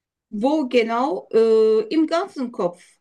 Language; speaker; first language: German; non-native, learner; Turkish